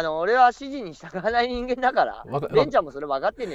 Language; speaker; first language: Japanese; native; Japanese